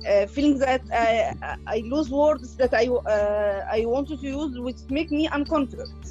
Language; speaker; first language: English; non-native, learner; Arabic